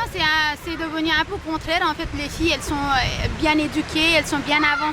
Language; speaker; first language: French; non-native, fluent; Nepali